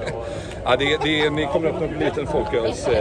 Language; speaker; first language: Swedish; native; Swedish